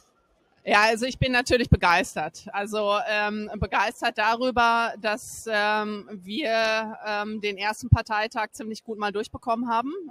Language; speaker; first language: German; native; German